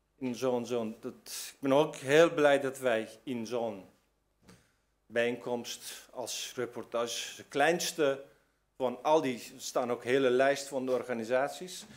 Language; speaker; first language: Dutch; early bilingual, other home language; Turkish